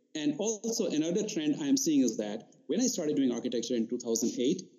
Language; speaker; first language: English; non-native, local second language; Bangla